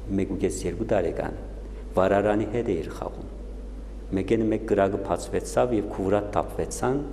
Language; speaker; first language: Armenian; native; Armenian